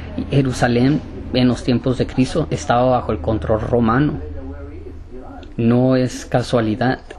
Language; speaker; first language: Spanish; native; Spanish